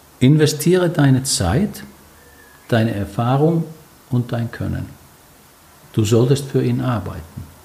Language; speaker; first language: German; non-native, fluent; Finnish